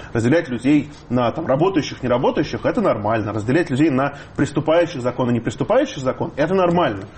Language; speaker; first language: Russian; native; Russian